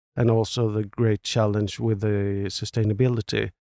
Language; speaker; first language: English; non-native, fluent; Swedish